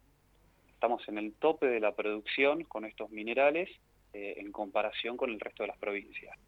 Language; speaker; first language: Spanish; native; Spanish